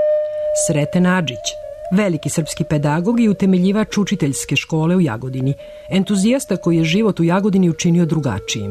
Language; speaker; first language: Serbian; native; Serbian